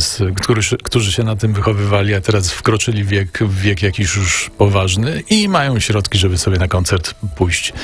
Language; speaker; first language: Polish; native; Polish